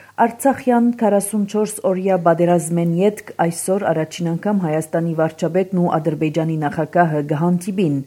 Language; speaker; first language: Armenian; early bilingual, heritage; Armenian